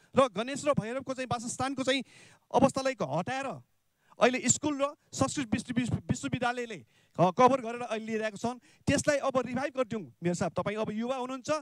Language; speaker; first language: Nepali; non-native, local second language; Newari